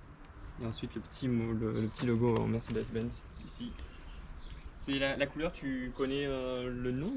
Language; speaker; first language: French; native; French